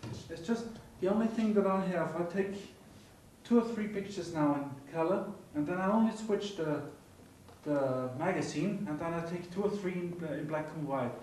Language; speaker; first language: English; non-native, fluent; German